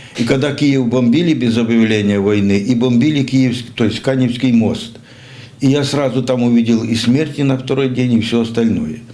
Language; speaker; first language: Russian; native; Russian